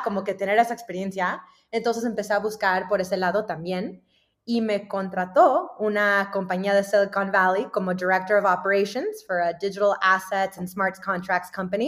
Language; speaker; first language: Spanish; early bilingual, heritage; Spanish